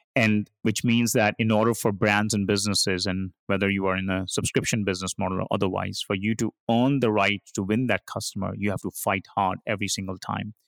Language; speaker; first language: English; non-native, local second language; Hindi